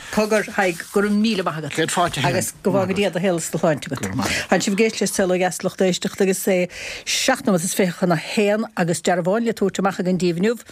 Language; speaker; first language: Irish; native; Irish